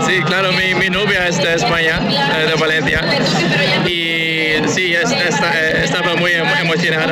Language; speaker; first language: Spanish; non-native, learner; Dutch